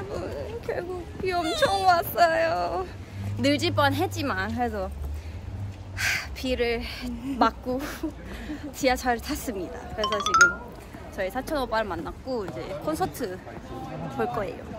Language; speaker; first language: Korean; non-native, fluent; Thai